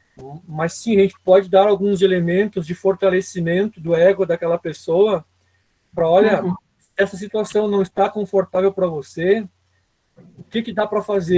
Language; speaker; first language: Portuguese; native; Portuguese